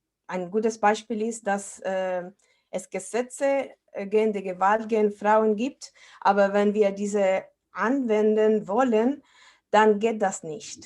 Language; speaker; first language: German; non-native, fluent; Spanish